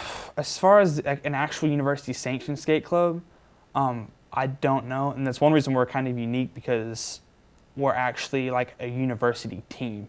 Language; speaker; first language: English; native; English